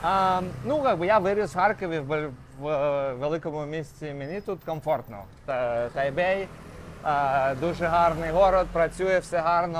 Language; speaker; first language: Ukrainian; non-native, local second language; Russian